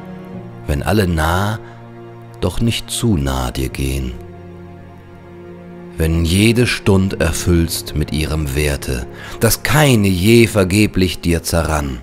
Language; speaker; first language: German; native; German